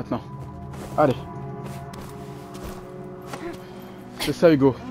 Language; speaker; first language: French; native; French